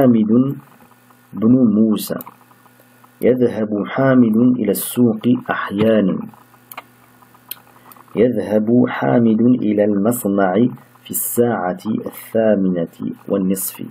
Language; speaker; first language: Arabic; non-native, fluent; French